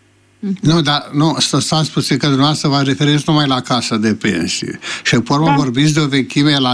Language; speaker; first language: Romanian; native; Romanian